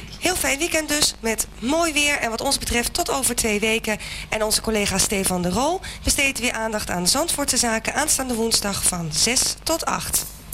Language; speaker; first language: Dutch; native; Dutch